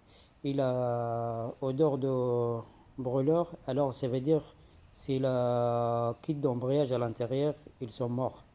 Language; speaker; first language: French; non-native, fluent; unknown